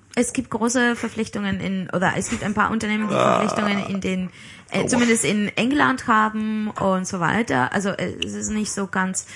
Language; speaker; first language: German; non-native, fluent; Spanish